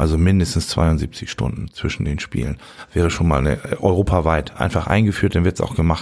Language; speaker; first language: German; native; German